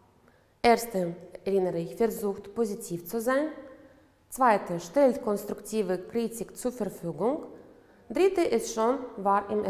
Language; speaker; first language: German; non-native, fluent; Uzbek